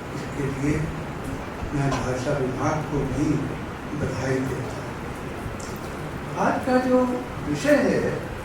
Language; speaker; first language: Hindi; non-native, local second language; Punjabi